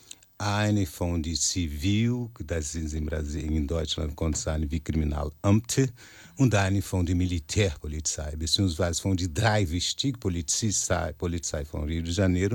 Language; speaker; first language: German; non-native, fluent; Portuguese